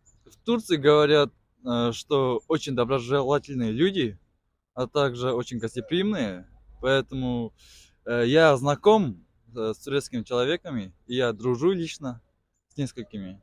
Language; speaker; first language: Russian; non-native, local second language; Kazakh